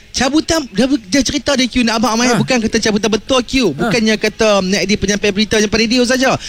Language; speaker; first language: Malay; native; Malay